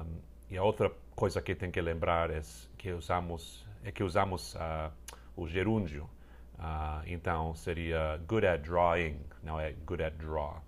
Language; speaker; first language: Portuguese; non-native, fluent; English